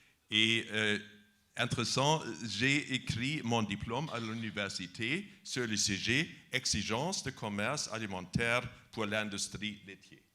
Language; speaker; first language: French; non-native, fluent; German